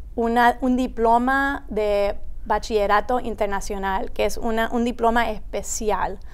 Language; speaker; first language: Spanish; early bilingual, heritage; Spanish